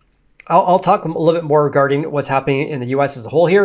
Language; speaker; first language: English; native; English